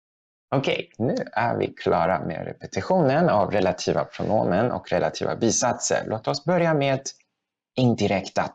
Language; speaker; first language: Swedish; non-native, fluent; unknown